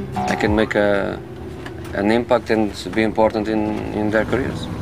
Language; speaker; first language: English; non-native, fluent; Portuguese